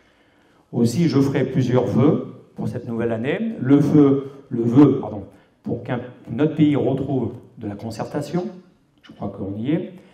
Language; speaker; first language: French; native; French